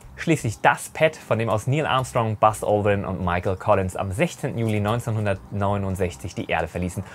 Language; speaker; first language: German; native; German